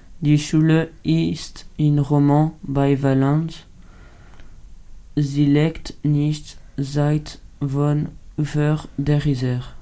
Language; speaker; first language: German; non-native, learner; French